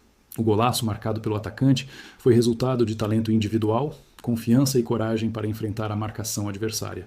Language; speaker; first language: Portuguese; native; Portuguese